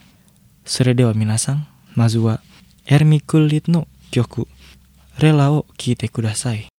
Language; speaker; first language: Japanese; non-native, fluent; Indonesian